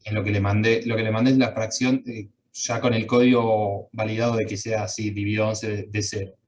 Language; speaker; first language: Spanish; native; Spanish